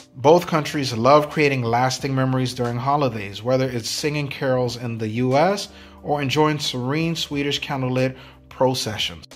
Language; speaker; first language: English; native; English